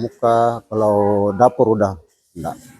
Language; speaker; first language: Indonesian; non-native, local second language; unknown